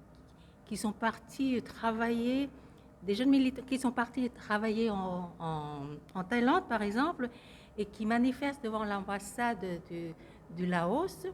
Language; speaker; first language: French; non-native, fluent; Lao